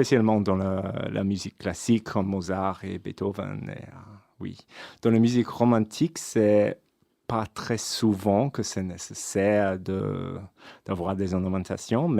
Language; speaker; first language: French; non-native, fluent; English